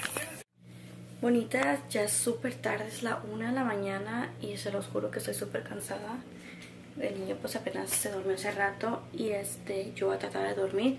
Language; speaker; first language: Spanish; early bilingual, heritage; Spanish